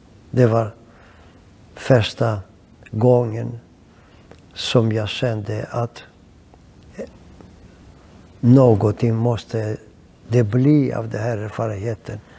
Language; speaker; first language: Swedish; non-native, fluent; Greek